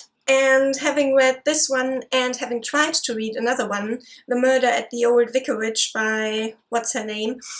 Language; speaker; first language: English; non-native, fluent; German